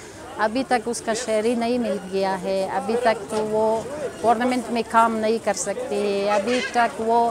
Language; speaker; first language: Hindi; non-native, learner; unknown